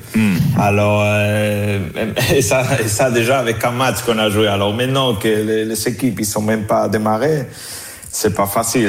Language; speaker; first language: French; non-native, fluent; Spanish